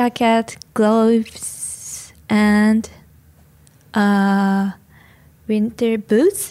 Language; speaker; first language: English; non-native, learner; Japanese